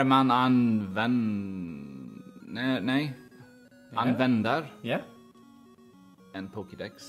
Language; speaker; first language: Swedish; non-native, learner; English